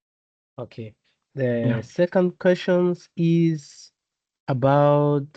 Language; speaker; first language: English; non-native, learner; Portuguese